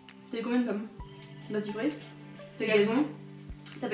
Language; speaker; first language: French; native; French